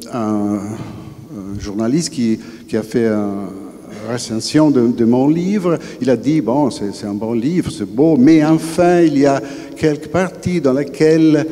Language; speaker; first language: French; non-native, fluent; Italian